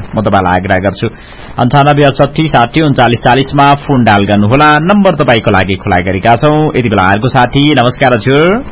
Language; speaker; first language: Nepali; non-native, local second language; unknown